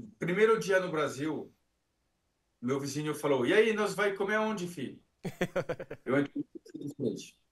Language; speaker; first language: Portuguese; non-native, fluent; French